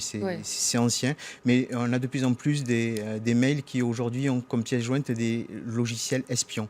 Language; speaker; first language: French; native; French